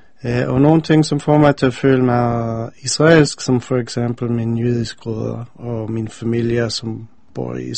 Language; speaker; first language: Danish; non-native, fluent; English